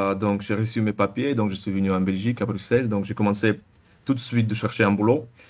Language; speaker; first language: French; non-native, fluent; Russian